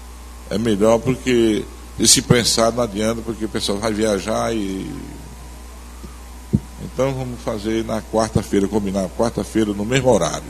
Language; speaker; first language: Portuguese; native; Portuguese